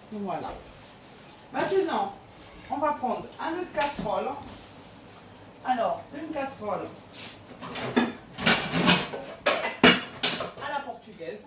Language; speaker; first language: French; non-native, fluent; Portuguese